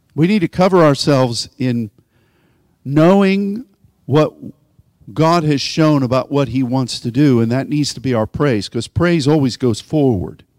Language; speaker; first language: English; native; English